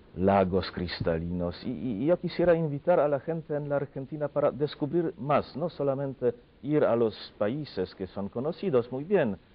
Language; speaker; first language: Spanish; non-native, fluent; Polish